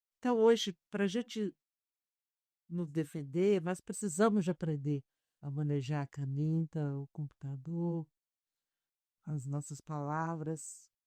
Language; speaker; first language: Portuguese; native; Portuguese